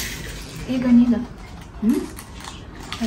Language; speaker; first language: Chinese; non-native, learner; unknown